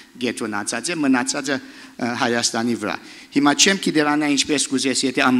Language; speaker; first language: Armenian; early bilingual, heritage; Armenian